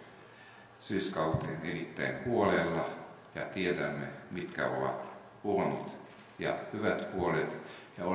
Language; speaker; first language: Finnish; non-native, fluent; Romanian